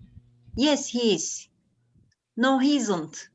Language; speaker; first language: English; non-native, learner; Turkish